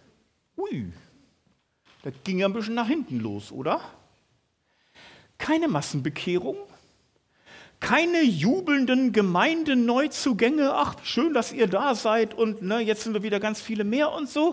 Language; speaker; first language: German; native; German